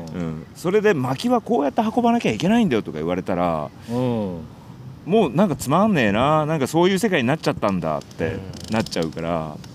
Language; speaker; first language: Japanese; native; Japanese